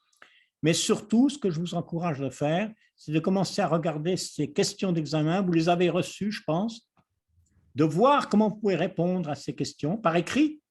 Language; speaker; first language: French; native; French